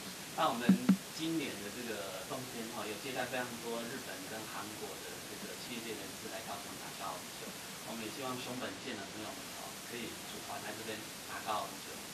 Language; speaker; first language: Chinese; native; Chinese